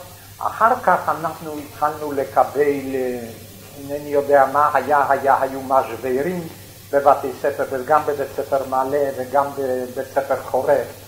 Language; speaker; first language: Hebrew; non-native, fluent; Yiddish